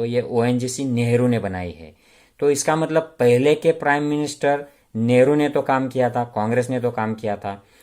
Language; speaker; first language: Hindi; non-native, local second language; Marathi